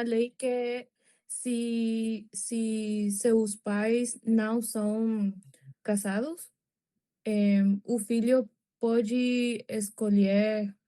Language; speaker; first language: Portuguese; non-native, learner; Spanish